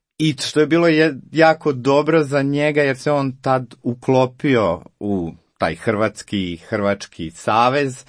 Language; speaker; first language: Croatian; native; Croatian